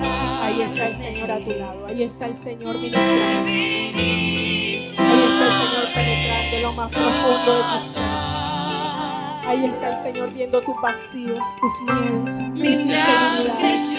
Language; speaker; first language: Spanish; native; Spanish